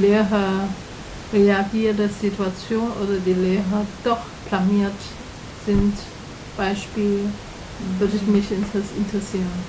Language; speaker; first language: German; non-native, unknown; Chinese